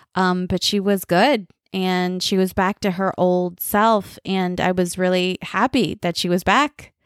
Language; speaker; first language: English; early bilingual, other home language; Bangla